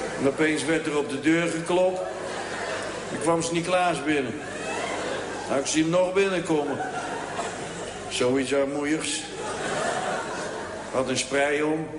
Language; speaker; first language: Dutch; native; Dutch